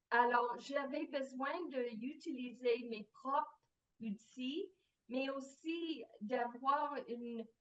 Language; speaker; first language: French; non-native, fluent; English